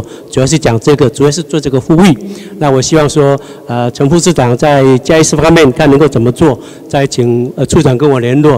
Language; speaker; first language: Chinese; native; Chinese